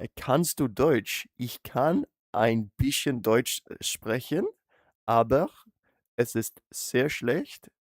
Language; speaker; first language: German; non-native, learner; Danish